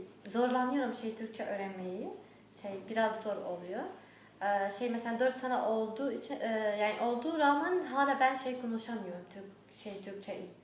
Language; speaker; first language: Turkish; non-native, learner; Arabic